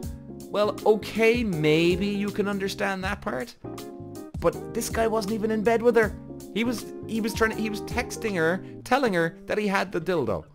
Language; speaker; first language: English; native; English